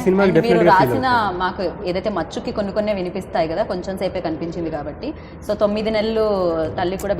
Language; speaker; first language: Telugu; native; Telugu